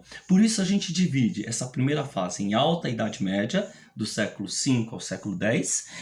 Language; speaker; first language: Portuguese; native; Portuguese